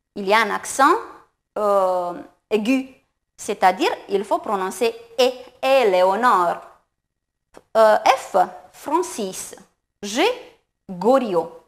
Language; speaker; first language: French; non-native, fluent; Romanian